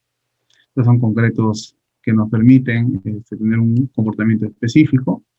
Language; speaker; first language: Spanish; native; Spanish